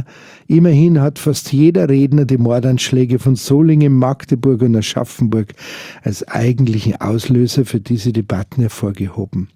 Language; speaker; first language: German; native; German